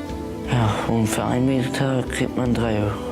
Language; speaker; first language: German; early bilingual, other home language; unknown